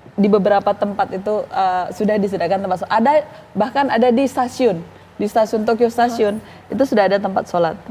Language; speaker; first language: Indonesian; native; Indonesian